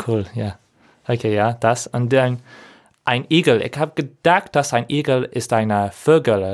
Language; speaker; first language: German; non-native, learner; English